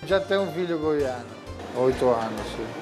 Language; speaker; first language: Portuguese; non-native, fluent; Italian